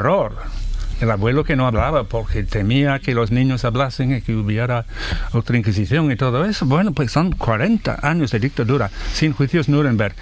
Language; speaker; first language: Spanish; non-native, fluent; English